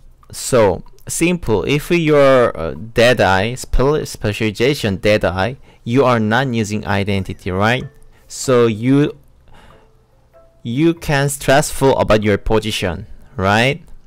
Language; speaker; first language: English; non-native, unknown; Korean